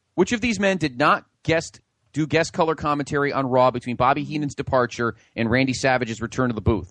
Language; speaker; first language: English; native; English